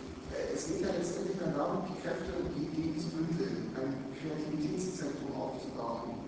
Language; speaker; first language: German; native; German